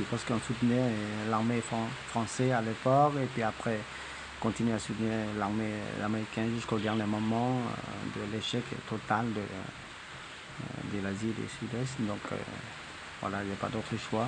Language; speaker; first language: French; non-native, fluent; Hmong